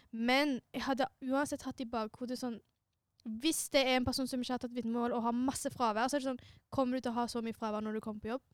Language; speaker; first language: Norwegian; early bilingual, other home language; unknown